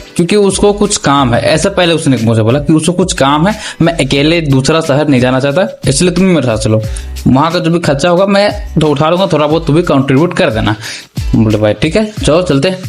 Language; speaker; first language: Hindi; native; Hindi